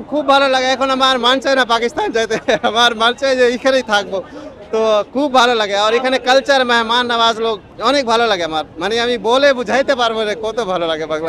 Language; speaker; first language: Bangla; non-native, learner; Urdu